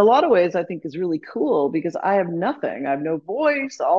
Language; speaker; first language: English; native; English